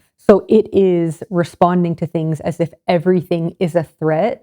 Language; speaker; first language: English; native; English